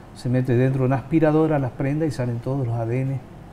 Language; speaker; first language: Spanish; native; Spanish